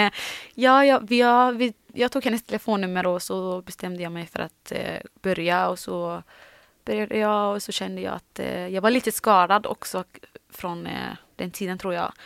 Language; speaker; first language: Swedish; early bilingual, other home language; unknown